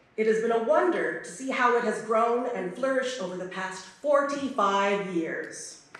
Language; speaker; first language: English; native; English